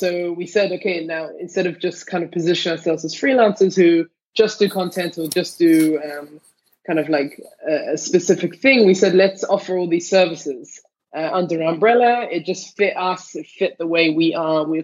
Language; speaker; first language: English; native; English